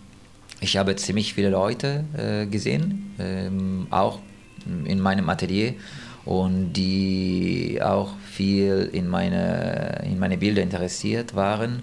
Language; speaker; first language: German; non-native, fluent; Italian